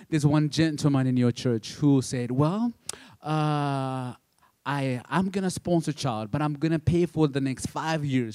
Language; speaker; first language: English; non-native, local second language; Kinyarwanda